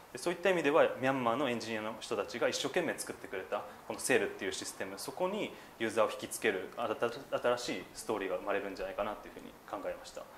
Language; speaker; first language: Japanese; native; Japanese